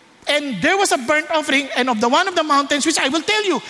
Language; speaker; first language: English; non-native, local second language; Filipino